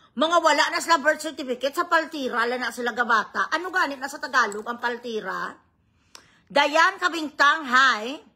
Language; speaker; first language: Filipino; non-native, local second language; Hiligaynon